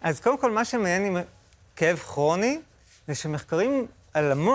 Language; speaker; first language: Hebrew; native; Hebrew